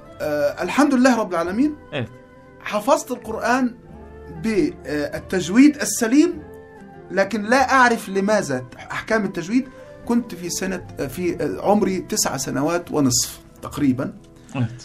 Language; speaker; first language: Arabic; native; Arabic